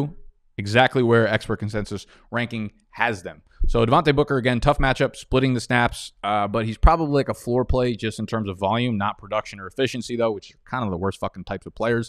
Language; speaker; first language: English; native; English